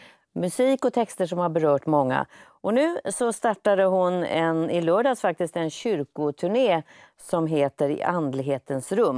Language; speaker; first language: Swedish; native; Swedish